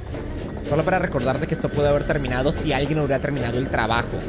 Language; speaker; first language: Spanish; native; Spanish